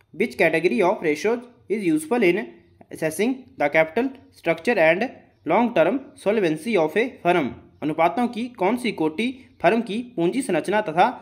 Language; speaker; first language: Hindi; native; Hindi